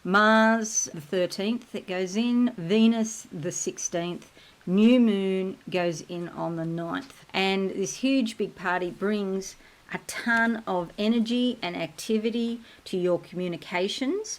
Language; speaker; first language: English; native; English